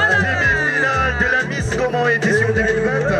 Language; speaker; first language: French; non-native, local second language; Rundi